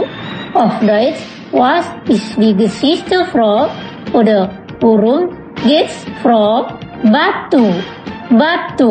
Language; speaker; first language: German; non-native, fluent; Indonesian